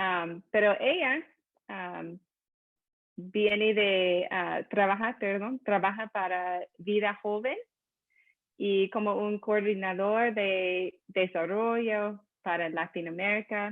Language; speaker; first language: Spanish; non-native, fluent; English